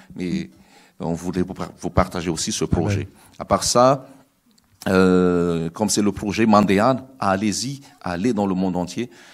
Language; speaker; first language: French; non-native, local second language; Malagasy